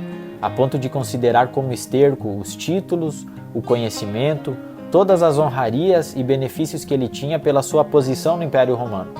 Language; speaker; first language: Portuguese; native; Portuguese